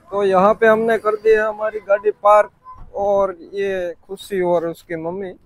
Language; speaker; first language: Hindi; non-native, local second language; Gujarati